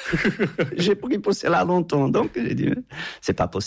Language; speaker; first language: French; non-native, fluent; Portuguese